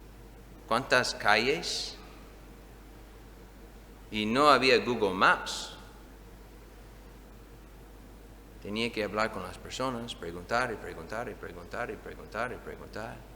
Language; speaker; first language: Spanish; non-native, fluent; English